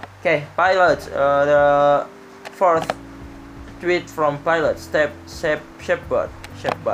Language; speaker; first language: English; non-native, learner; Indonesian